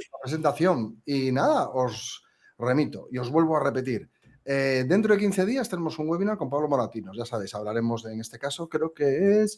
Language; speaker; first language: Spanish; native; Spanish